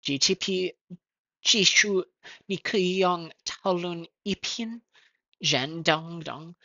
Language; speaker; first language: Chinese; non-native, learner; English